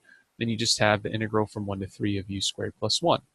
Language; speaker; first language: English; native; English